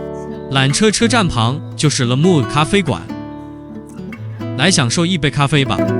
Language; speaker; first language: Chinese; native; Chinese